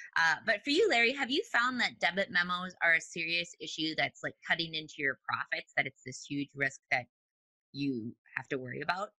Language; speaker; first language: English; native; English